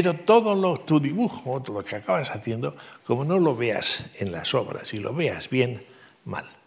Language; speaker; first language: Spanish; native; Spanish